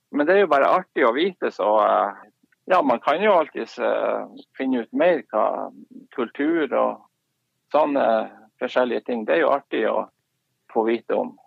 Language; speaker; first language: Norwegian; native; Norwegian